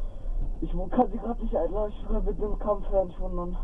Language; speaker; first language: German; native; German